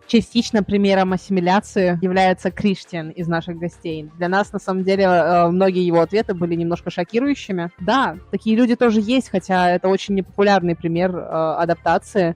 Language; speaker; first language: Russian; native; Russian